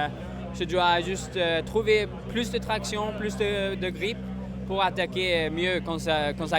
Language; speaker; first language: French; non-native, learner; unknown